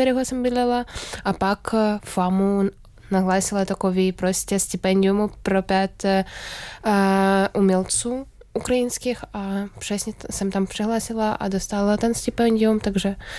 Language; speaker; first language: Czech; non-native, learner; Ukrainian